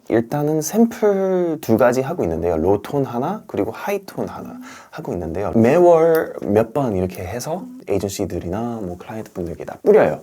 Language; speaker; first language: Korean; non-native, fluent; English